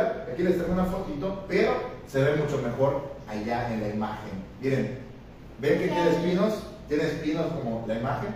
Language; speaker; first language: Spanish; native; Spanish